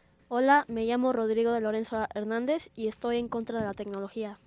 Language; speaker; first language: Spanish; native; Spanish